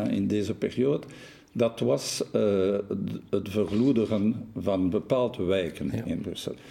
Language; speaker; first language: Dutch; non-native, local second language; French